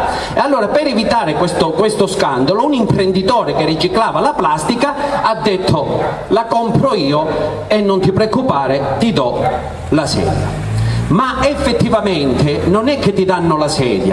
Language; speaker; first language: Italian; native; Italian